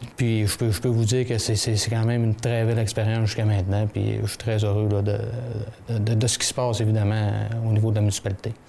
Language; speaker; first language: French; native; French